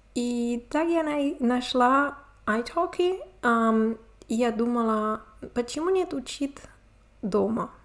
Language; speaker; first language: Russian; non-native, learner; Spanish